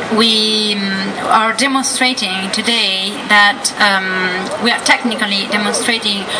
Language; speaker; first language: English; non-native, fluent; Italian